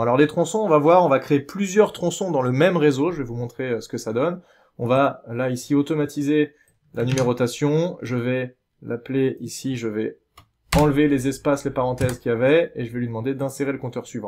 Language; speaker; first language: French; native; French